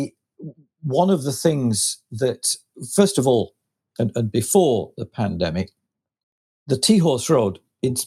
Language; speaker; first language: English; native; English